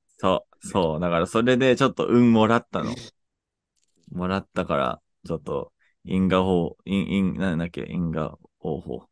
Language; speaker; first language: Japanese; non-native, fluent; English